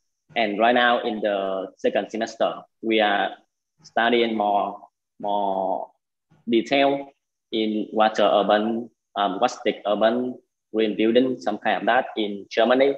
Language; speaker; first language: English; non-native, learner; Vietnamese